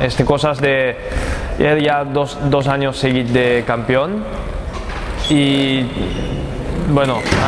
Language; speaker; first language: Spanish; non-native, learner; Japanese